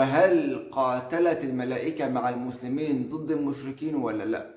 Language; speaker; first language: Arabic; native; Arabic